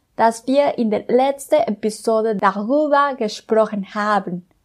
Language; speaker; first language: German; non-native, learner; Spanish